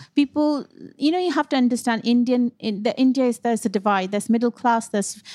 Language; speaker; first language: English; non-native, local second language; Punjabi